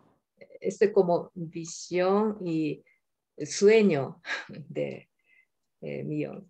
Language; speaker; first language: Spanish; non-native, learner; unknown